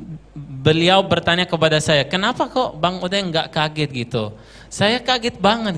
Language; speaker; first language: Indonesian; non-native, fluent; Arabic